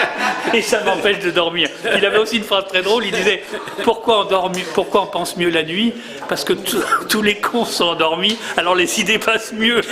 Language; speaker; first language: French; native; French